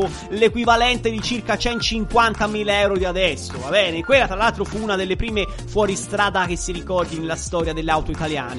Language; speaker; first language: Italian; native; Italian